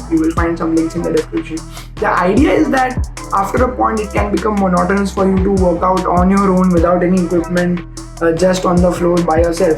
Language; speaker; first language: English; non-native, local second language; Hindi